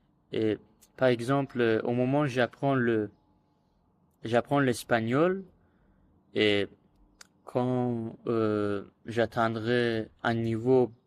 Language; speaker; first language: French; non-native, learner; Azerbaijani